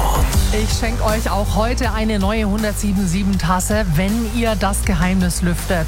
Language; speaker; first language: German; native; German